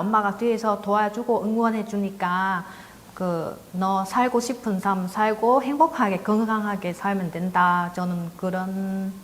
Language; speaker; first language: Korean; non-native, learner; Vietnamese